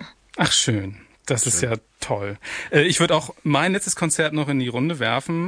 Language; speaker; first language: German; native; German